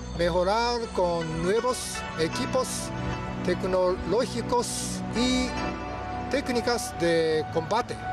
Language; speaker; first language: Spanish; non-native, learner; Japanese